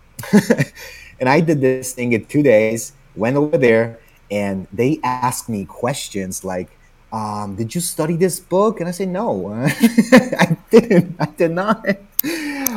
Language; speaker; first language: English; non-native, fluent; Italian